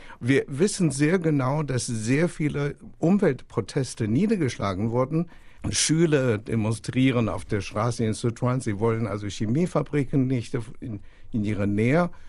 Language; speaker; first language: German; non-native, fluent; Chinese